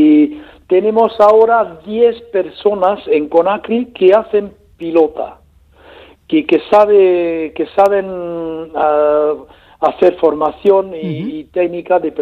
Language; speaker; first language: Spanish; non-native, learner; French